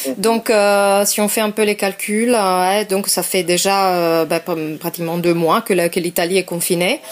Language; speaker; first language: French; non-native, fluent; Italian